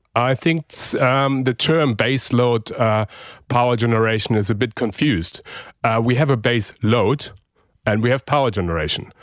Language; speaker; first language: English; non-native, fluent; German